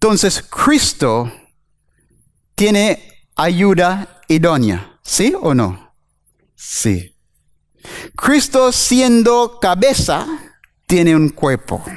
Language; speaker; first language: Spanish; non-native, fluent; English